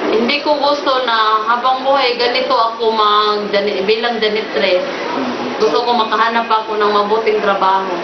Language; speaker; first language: Filipino; non-native, local second language; Cebuano